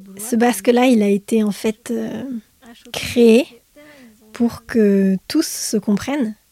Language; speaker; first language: French; native; French